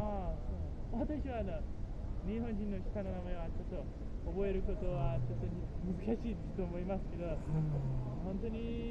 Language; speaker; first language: Japanese; non-native, fluent; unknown